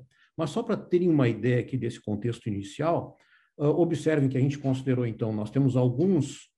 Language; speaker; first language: Portuguese; native; Portuguese